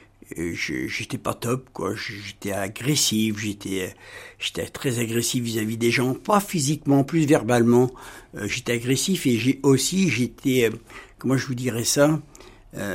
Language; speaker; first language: French; native; French